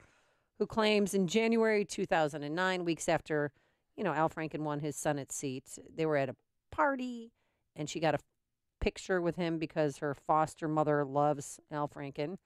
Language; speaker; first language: English; native; English